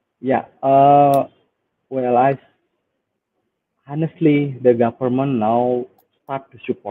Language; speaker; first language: English; non-native, fluent; Indonesian